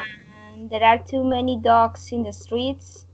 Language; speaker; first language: English; non-native, learner; Spanish